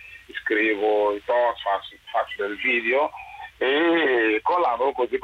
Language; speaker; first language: Italian; non-native, fluent; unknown